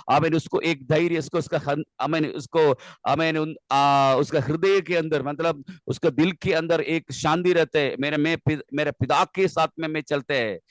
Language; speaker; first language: Hindi; non-native, local second language; Malayalam